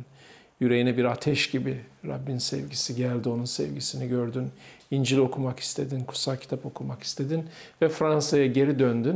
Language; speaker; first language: Turkish; native; Turkish